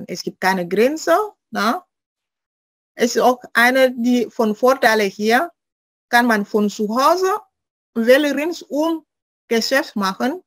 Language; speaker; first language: German; non-native, fluent; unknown